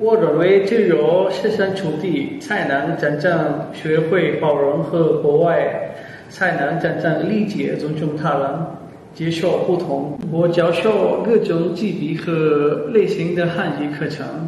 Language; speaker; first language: Chinese; non-native, fluent; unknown